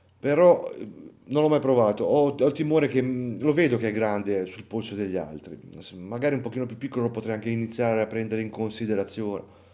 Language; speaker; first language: Italian; native; Italian